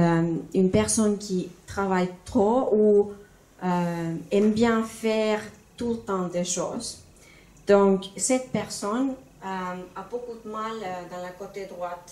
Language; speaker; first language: French; non-native, fluent; Finnish